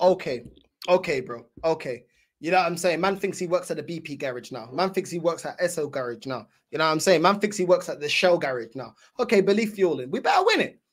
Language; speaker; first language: English; early bilingual, other home language; Portuguese